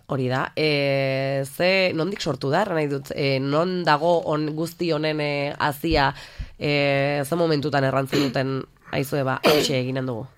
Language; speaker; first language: Basque; native; Basque